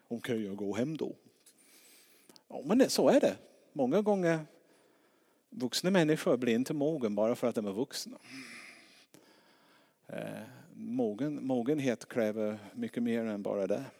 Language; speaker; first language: Swedish; non-native, fluent; English